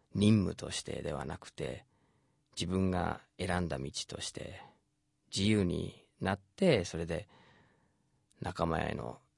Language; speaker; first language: Japanese; non-native, fluent; English